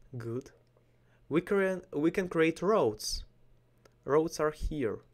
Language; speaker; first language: English; non-native, learner; Russian